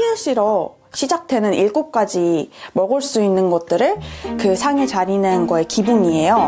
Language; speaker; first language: Korean; non-native, fluent; Persian